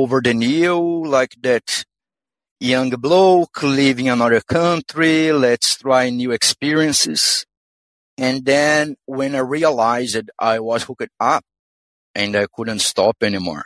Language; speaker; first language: English; non-native, fluent; Portuguese